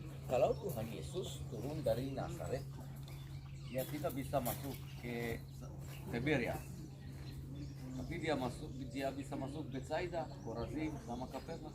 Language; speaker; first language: Indonesian; non-native, fluent; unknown